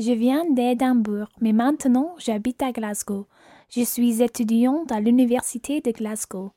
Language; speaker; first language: French; non-native, learner; English